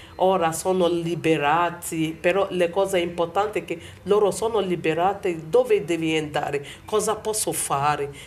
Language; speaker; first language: Italian; non-native, learner; Bini